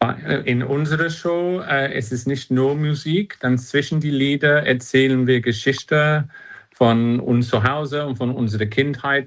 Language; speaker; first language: German; non-native, learner; English